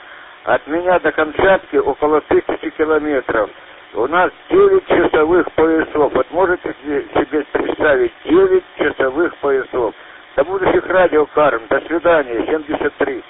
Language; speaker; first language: Russian; native; Russian